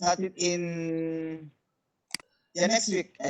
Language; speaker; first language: English; non-native, fluent; Indonesian